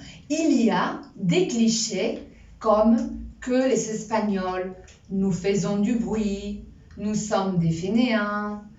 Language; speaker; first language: French; non-native, fluent; Spanish